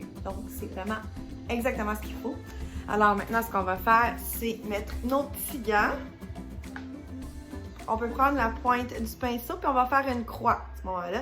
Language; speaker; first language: French; native; French